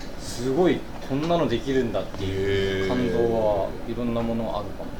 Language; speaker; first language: Japanese; native; Japanese